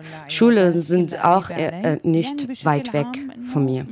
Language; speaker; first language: German; non-native, learner; Arabic